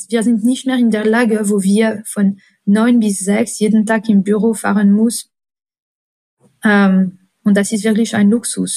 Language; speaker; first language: German; non-native, fluent; French